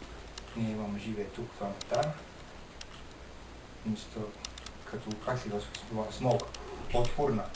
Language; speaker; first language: Bulgarian; non-native, learner; Finnish